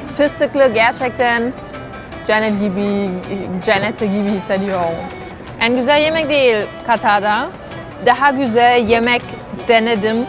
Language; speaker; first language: Turkish; non-native, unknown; German